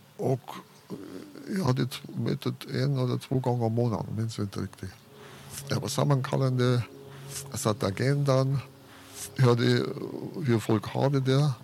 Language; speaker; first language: Swedish; non-native, fluent; German